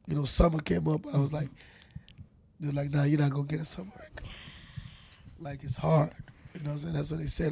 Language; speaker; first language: English; non-native, local second language; Yoruba